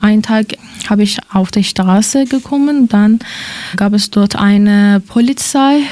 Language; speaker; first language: German; non-native, learner; Persian